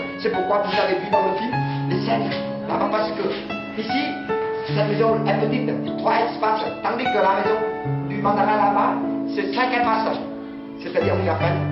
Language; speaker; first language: French; non-native, learner; Vietnamese